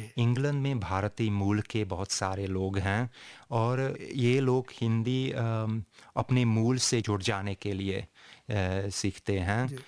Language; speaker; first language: Hindi; non-native, fluent; Hungarian